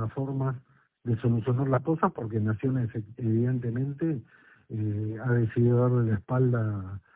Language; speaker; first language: Spanish; native; Spanish